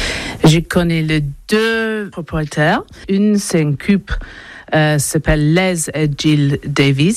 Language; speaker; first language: French; non-native, learner; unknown